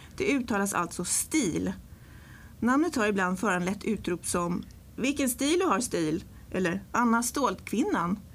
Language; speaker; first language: Swedish; early bilingual, other home language; English